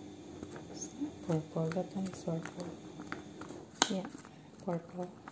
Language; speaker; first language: English; non-native, local second language; Filipino